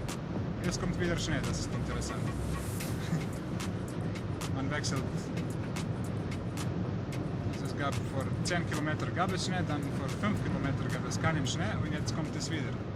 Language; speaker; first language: German; non-native, learner; Serbian